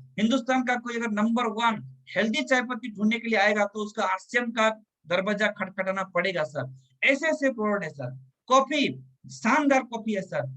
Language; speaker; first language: Hindi; non-native, local second language; Telugu